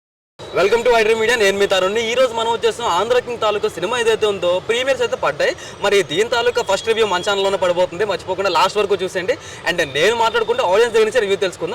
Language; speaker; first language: Telugu; native; Telugu